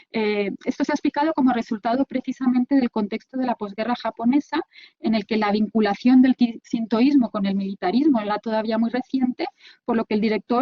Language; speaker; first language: Spanish; native; Spanish